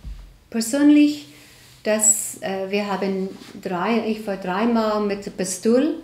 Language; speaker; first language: German; non-native, learner; English